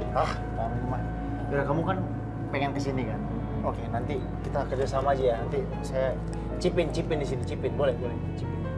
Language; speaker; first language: Indonesian; native; Indonesian